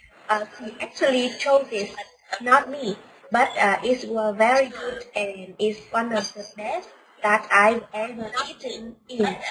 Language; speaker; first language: English; non-native, learner; Vietnamese